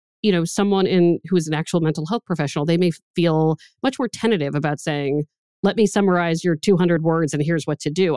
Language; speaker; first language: English; native; English